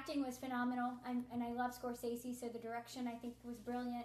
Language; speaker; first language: English; native; English